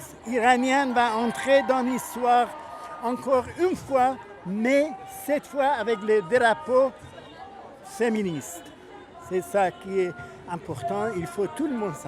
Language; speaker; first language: French; non-native, fluent; Persian